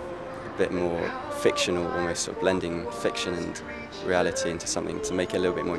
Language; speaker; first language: English; native; English